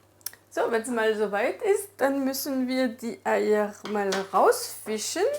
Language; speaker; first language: German; non-native, fluent; French